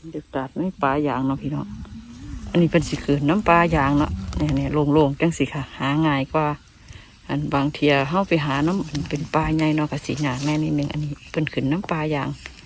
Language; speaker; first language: Thai; native; Thai